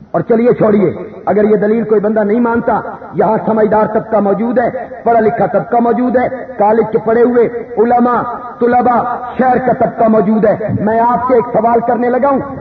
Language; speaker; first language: Urdu; non-native, local second language; Punjabi